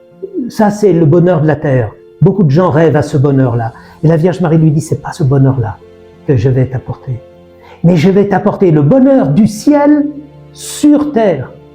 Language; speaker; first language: French; native; French